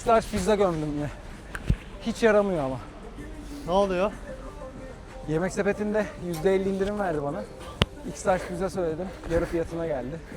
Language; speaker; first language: Turkish; native; Turkish